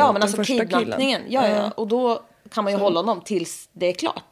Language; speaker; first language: Swedish; native; Swedish